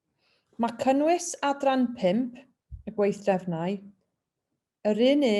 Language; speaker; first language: Welsh; native; Welsh